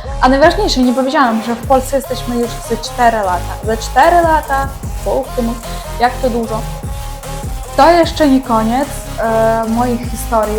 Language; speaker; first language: Polish; non-native, learner; Ukrainian